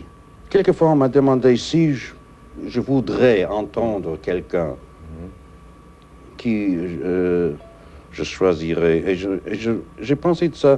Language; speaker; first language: French; non-native, fluent; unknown